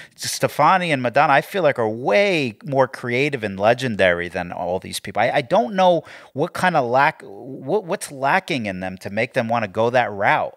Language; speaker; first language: English; native; English